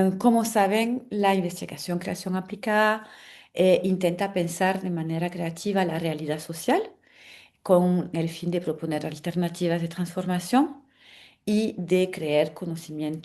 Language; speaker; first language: Spanish; non-native, fluent; French